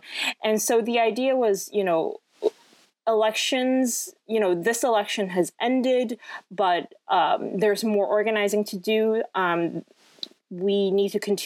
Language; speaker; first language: English; non-native, local second language; Cantonese